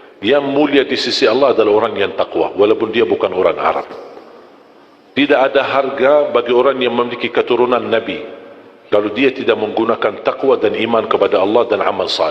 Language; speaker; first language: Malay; non-native, fluent; Arabic